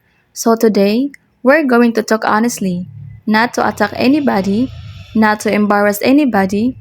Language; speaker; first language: English; non-native, local second language; Filipino